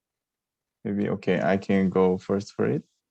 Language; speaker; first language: English; non-native, learner; Korean